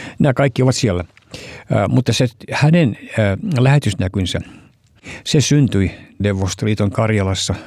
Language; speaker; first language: Finnish; early bilingual, heritage; Finnish